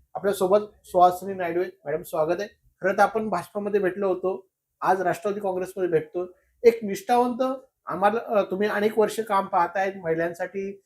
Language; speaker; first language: Marathi; native; Marathi